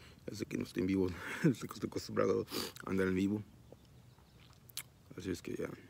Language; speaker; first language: Spanish; early bilingual, heritage; Spanish